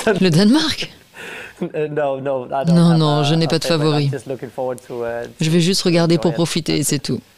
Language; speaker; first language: French; non-native, fluent; Danish